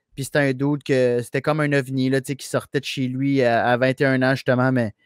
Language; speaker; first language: French; native; French